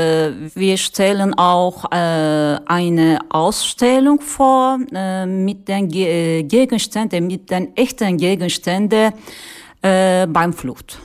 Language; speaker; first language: German; non-native, learner; Turkish